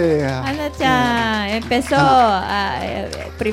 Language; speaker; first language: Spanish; non-native, fluent; Japanese